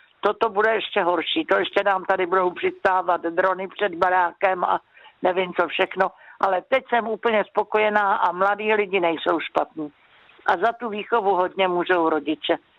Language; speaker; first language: Czech; native; Czech